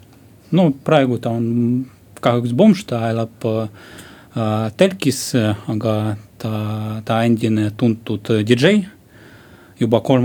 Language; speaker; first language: Estonian; non-native, local second language; Russian